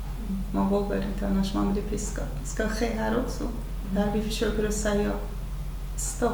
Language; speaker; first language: Swedish; non-native, fluent; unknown